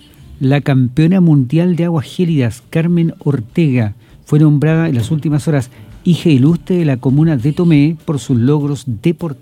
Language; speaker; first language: Spanish; native; Spanish